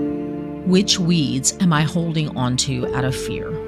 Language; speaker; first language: English; native; English